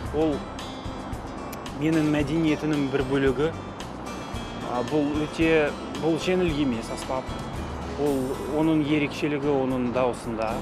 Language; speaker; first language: Kazakh; non-native, local second language; Russian